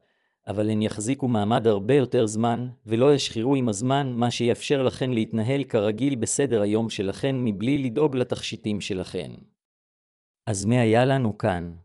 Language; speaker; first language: Hebrew; native; Hebrew